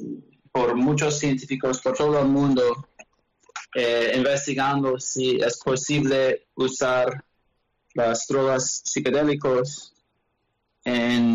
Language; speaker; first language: Spanish; non-native, learner; English